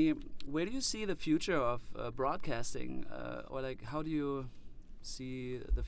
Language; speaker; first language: English; non-native, fluent; German